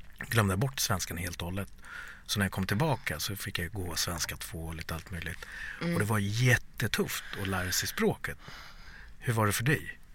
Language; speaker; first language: Swedish; early bilingual, other home language; Bangla